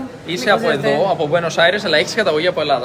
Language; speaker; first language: Greek; native; Greek